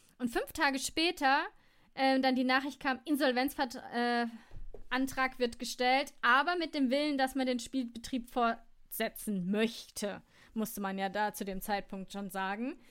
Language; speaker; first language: German; native; German